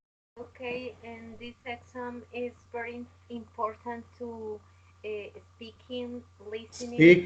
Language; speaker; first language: English; non-native, learner; Spanish